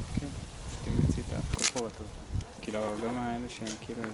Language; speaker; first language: Hebrew; native; Hebrew